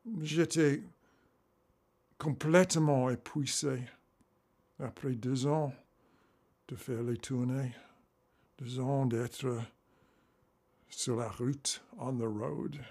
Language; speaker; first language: French; non-native, learner; English